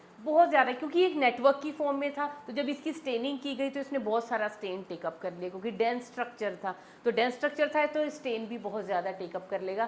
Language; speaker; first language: Hindi; native; Hindi